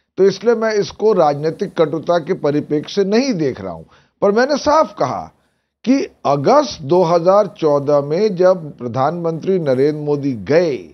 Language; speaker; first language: Hindi; native; Hindi